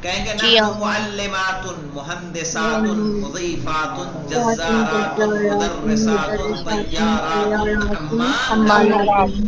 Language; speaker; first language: Arabic; non-native, fluent; Urdu